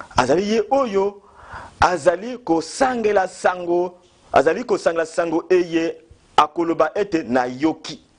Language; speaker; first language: Lingala; native; Lingala